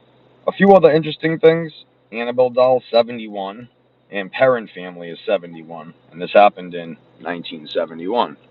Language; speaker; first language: English; native; English